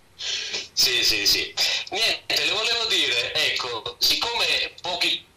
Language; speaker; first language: Italian; native; Italian